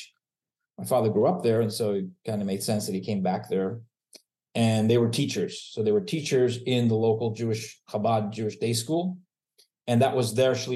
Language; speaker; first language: English; native; English